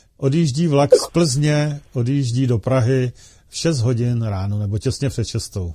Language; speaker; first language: Czech; native; Czech